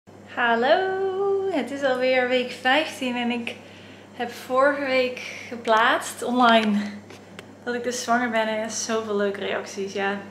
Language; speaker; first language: Dutch; native; Dutch